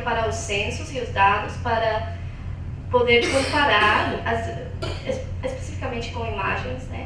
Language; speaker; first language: Portuguese; non-native, fluent; English